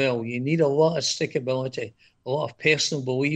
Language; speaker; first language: English; native; English